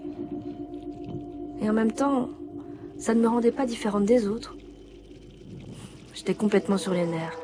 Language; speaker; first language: French; native; French